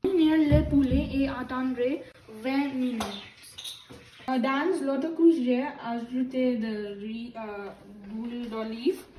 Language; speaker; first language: French; non-native, learner; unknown